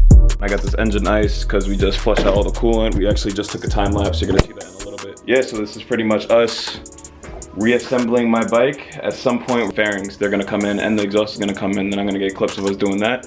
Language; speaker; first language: English; native; English